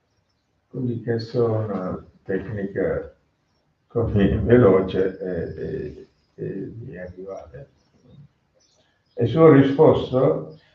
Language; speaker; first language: Italian; non-native, fluent; Tamil